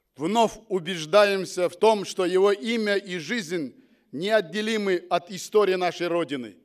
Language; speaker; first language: Russian; non-native, local second language; Uzbek